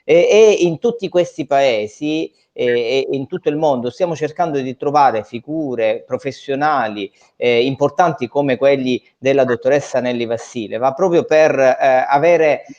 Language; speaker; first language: Italian; native; Italian